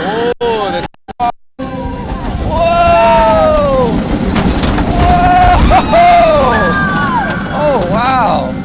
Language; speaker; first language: English; native; English